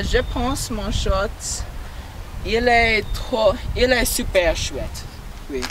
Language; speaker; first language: French; non-native, learner; English